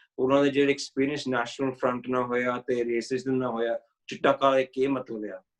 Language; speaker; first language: Punjabi; early bilingual, heritage; Punjabi